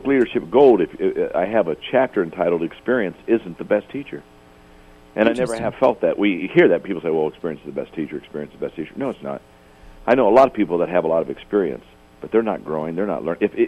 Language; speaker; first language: English; native; English